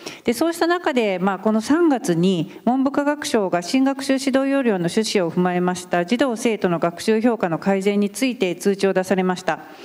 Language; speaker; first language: Japanese; native; Japanese